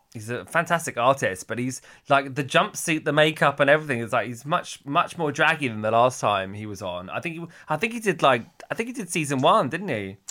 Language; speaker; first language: English; native; English